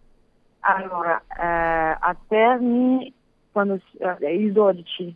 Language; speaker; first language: Italian; non-native, learner; French